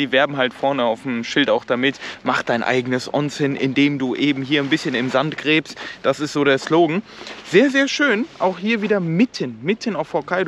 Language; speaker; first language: German; native; German